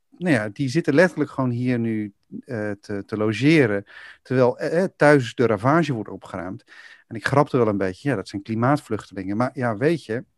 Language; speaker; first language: Dutch; native; Dutch